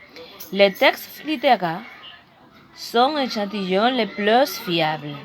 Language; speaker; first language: French; non-native, learner; Spanish